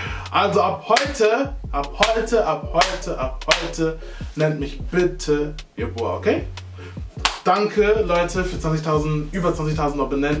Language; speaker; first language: German; early bilingual, heritage; German